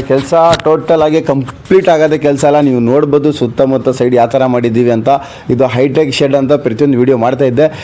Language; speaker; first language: Kannada; native; Kannada